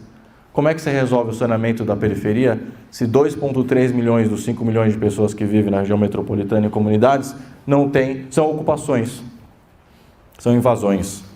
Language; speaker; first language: Portuguese; native; Portuguese